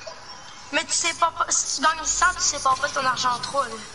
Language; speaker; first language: French; native; French